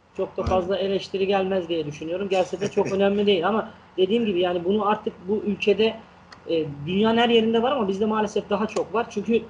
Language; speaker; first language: Turkish; native; Turkish